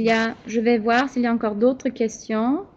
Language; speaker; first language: French; non-native, fluent; German